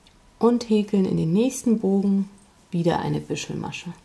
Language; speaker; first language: German; native; German